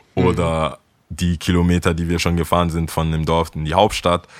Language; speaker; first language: German; early bilingual, other home language; Akan